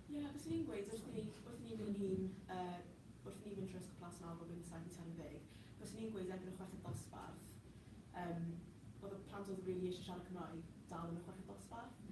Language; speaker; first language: Welsh; non-native, local second language; English